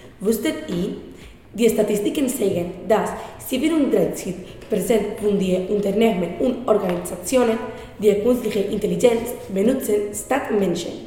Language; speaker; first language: German; non-native, learner; Spanish